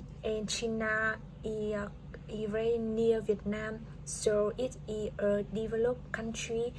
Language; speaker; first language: English; non-native, learner; Vietnamese